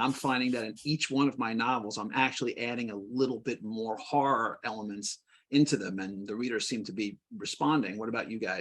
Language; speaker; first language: English; native; English